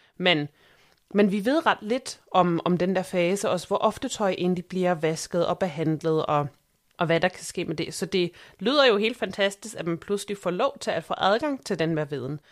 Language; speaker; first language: Danish; native; Danish